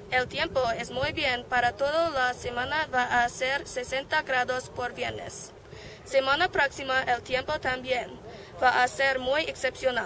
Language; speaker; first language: Spanish; non-native, learner; English